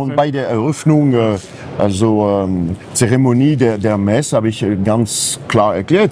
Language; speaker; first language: German; non-native, fluent; French